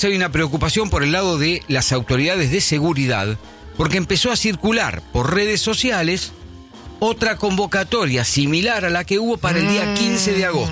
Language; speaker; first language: Spanish; native; Spanish